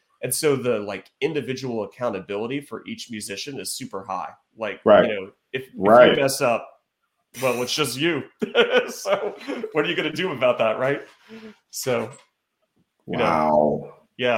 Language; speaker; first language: English; native; English